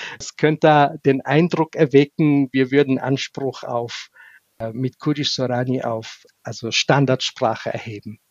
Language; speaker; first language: German; non-native, fluent; Kurdish